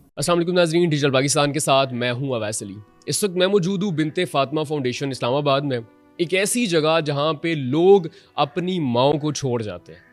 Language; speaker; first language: Urdu; native; Urdu